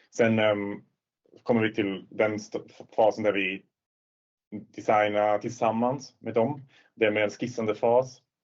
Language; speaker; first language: Swedish; non-native, fluent; Swiss German